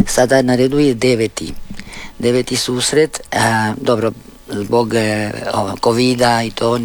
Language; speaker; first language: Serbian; early bilingual, heritage; Spanish